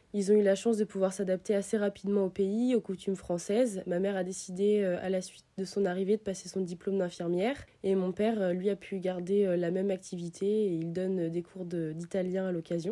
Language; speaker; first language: French; early bilingual, other home language; Italian